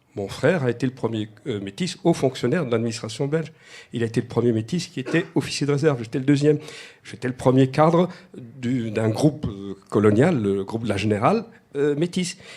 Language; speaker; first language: French; native; French